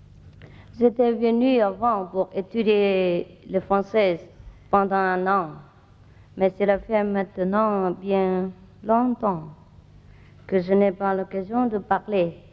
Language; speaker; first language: French; non-native, fluent; Vietnamese